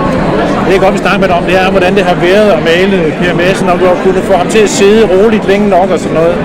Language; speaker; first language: Danish; native; Danish